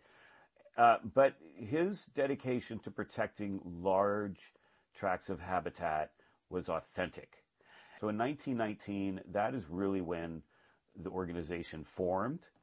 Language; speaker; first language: English; native; English